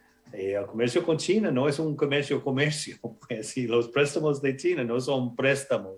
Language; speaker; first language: Spanish; non-native, fluent; English